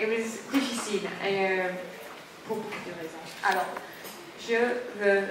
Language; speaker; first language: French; non-native, learner; English